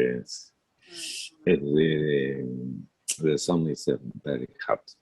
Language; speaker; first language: English; non-native, learner; Spanish